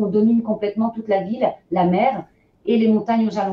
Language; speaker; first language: French; native; French